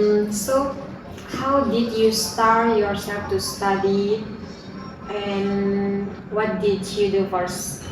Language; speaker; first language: English; non-native, learner; Indonesian